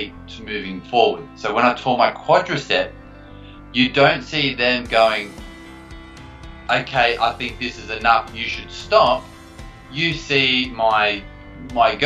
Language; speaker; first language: English; native; English